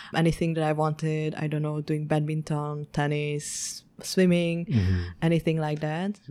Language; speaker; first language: English; early bilingual, heritage; Hungarian